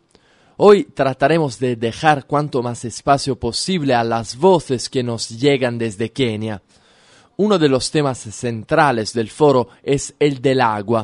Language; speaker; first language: Spanish; non-native, fluent; Italian